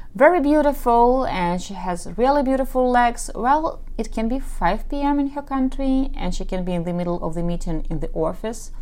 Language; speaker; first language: English; non-native, fluent; Russian